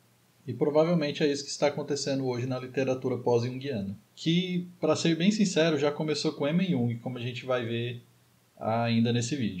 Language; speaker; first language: Portuguese; native; Portuguese